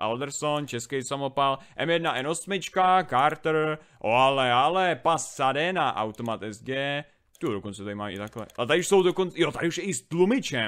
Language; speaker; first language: Czech; native; Czech